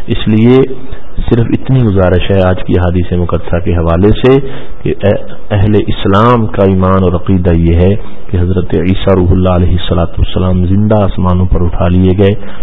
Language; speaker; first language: Urdu; non-native, local second language; Punjabi